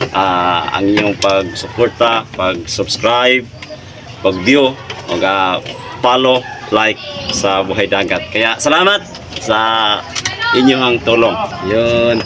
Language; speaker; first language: Filipino; non-native, local second language; Cebuano